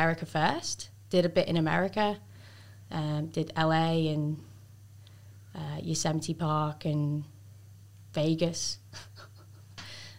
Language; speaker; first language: English; native; English